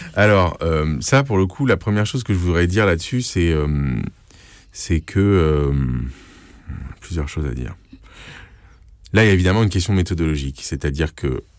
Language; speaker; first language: French; non-native, local second language; English